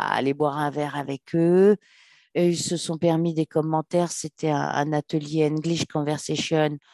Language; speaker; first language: French; native; French